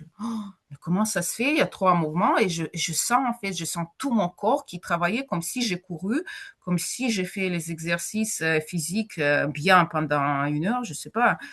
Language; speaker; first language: French; non-native, fluent; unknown